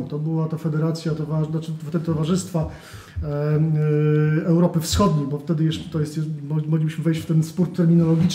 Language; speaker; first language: Polish; native; Polish